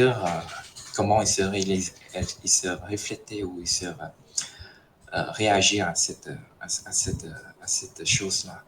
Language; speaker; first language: French; non-native, fluent; Khmer